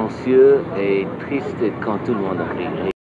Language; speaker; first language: French; non-native, learner; English